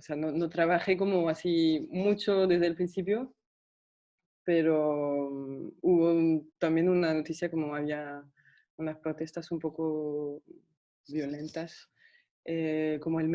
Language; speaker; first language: Spanish; non-native, fluent; French